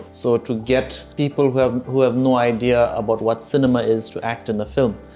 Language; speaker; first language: English; non-native, fluent; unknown